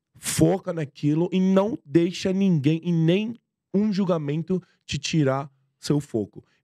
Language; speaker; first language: Portuguese; non-native, fluent; Persian